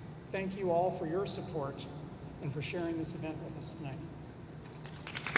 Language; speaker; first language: English; native; English